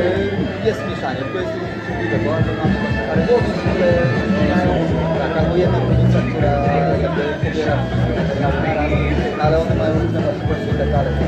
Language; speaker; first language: Polish; native; Polish